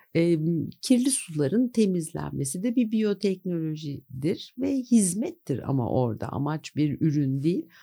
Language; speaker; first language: Turkish; native; Turkish